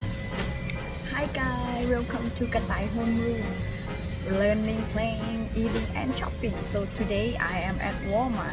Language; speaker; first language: English; non-native, learner; Thai